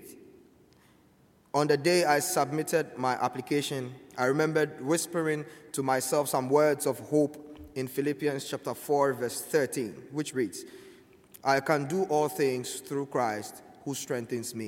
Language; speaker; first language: English; non-native, local second language; Akan